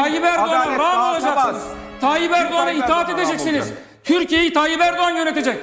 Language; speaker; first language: Turkish; native; Turkish